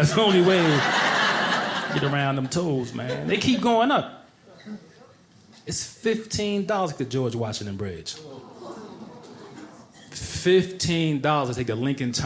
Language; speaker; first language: English; native; English